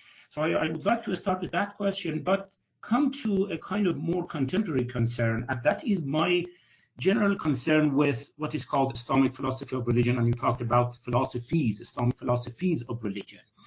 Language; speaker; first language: English; non-native, fluent; Persian